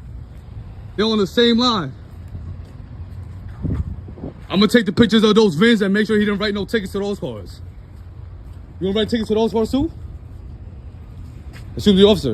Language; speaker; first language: English; native; English